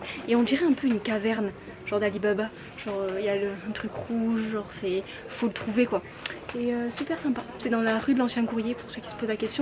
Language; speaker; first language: French; native; French